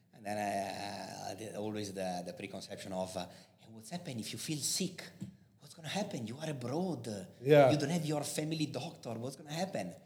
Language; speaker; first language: English; non-native, fluent; Italian